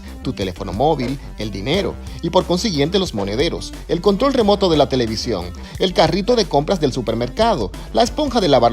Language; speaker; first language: Spanish; native; Spanish